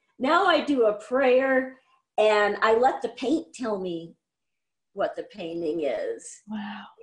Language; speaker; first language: English; native; English